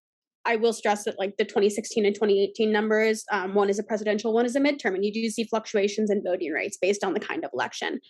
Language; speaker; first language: English; native; English